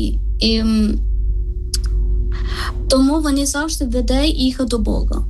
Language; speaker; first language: Ukrainian; non-native, learner; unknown